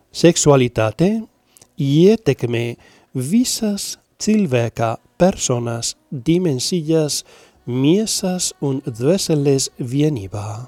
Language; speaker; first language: Latvian; non-native, learner; Spanish